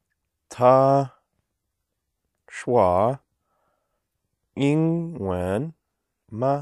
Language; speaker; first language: Chinese; non-native, learner; English